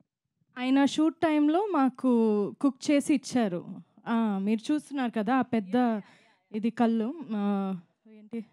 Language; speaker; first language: Telugu; non-native, fluent; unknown